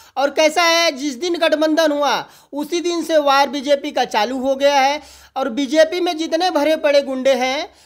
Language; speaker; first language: Hindi; native; Hindi